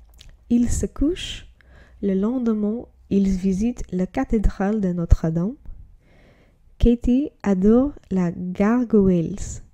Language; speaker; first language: French; non-native, learner; English